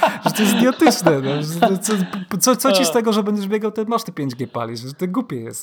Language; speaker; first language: Polish; native; Polish